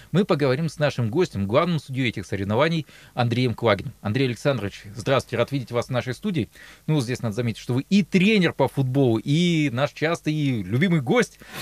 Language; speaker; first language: Russian; native; Russian